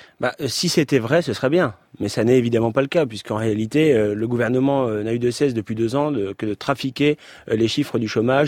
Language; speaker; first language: French; native; French